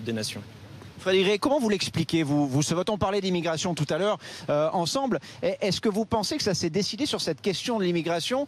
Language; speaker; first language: French; native; French